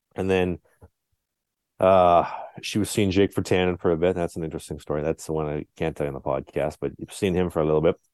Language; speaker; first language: English; native; English